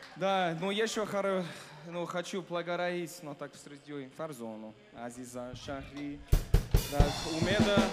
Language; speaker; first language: Russian; non-native, learner; English